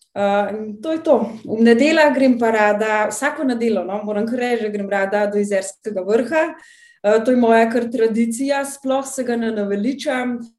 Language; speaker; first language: Slovenian; native; Slovenian